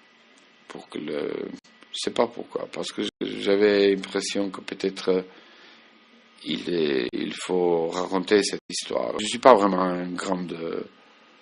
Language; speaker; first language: French; non-native, fluent; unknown